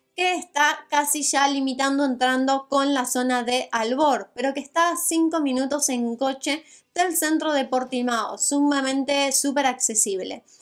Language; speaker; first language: Spanish; native; Spanish